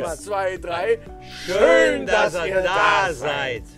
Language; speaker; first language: German; native; German